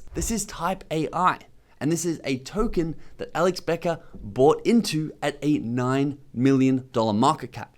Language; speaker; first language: English; native; English